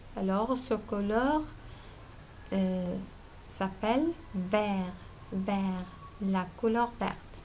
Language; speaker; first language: French; non-native, fluent; Arabic